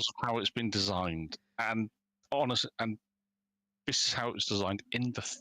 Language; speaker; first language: English; native; English